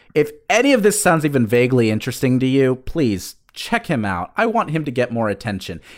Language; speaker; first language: English; early bilingual, other home language; Spanish